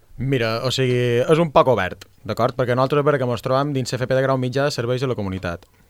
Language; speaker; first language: Catalan; native; Catalan